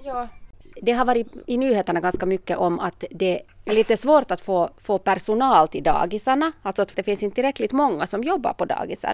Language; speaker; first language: Swedish; native; Swedish